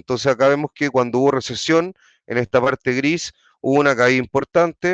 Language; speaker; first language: Spanish; native; Spanish